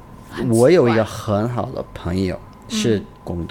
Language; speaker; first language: Chinese; non-native, learner; English